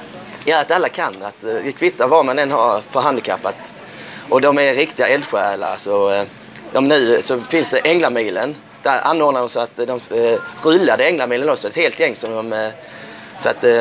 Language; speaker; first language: Swedish; native; Swedish